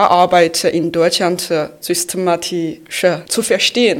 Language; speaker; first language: German; non-native, fluent; Chinese